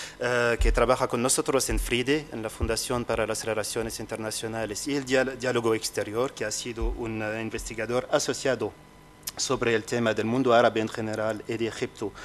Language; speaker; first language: Spanish; non-native, fluent; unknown